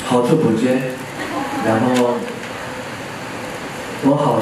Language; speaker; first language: Chinese; non-native, learner; Korean